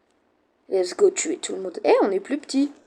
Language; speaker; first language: French; native; French